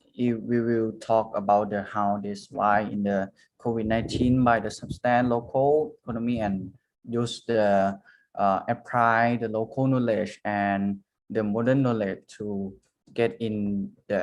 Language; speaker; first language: English; non-native, learner; Thai